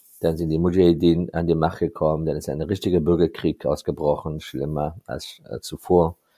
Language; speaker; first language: German; non-native, fluent; Persian